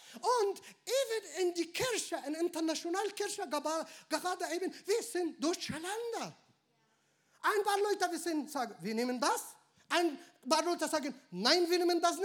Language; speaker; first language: German; non-native, learner; Arabic